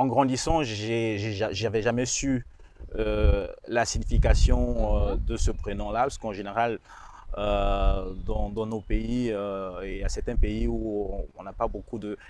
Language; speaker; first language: French; non-native, local second language; Rundi